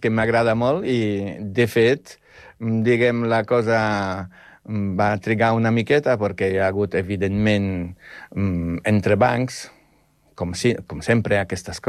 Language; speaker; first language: Catalan; non-native, fluent; Polish